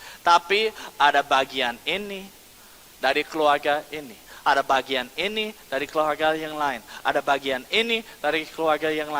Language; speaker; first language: Indonesian; non-native, fluent; English